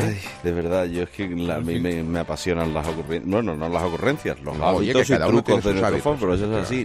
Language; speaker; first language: Spanish; native; Spanish